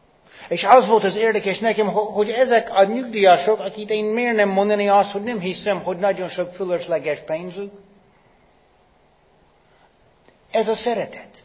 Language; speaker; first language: Hungarian; non-native, fluent; English